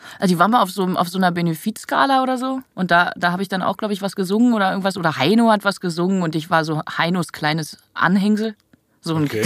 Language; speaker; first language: German; native; German